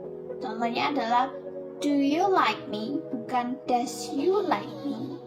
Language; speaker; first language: English; non-native, fluent; Indonesian